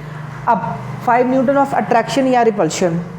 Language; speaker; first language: Hindi; non-native, local second language; Punjabi